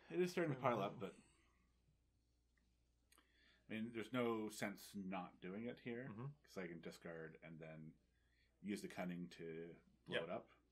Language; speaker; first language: English; native; English